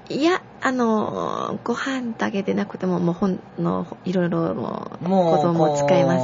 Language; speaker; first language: Japanese; non-native, fluent; Chinese